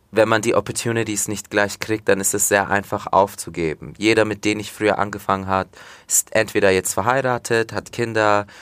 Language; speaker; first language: German; native; German